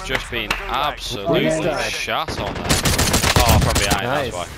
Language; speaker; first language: English; native; English